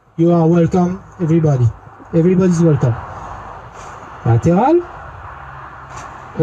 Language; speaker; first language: English; non-native, learner; French